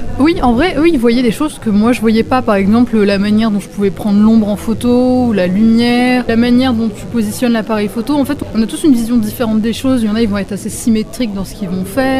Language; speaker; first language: French; native; French